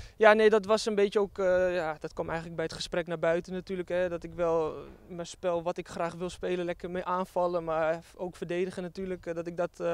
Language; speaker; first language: Dutch; native; Dutch